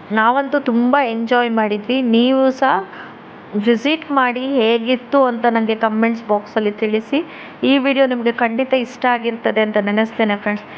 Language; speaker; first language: Kannada; non-native, local second language; Tulu